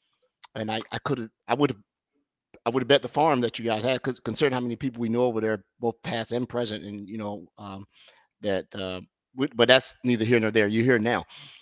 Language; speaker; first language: English; native; English